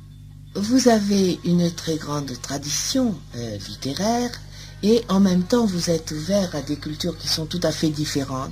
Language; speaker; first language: French; native; French